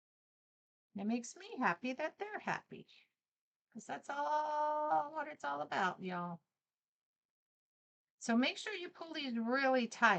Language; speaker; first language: English; native; English